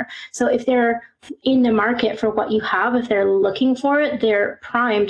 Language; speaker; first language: English; native; English